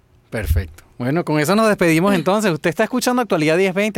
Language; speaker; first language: Spanish; native; Spanish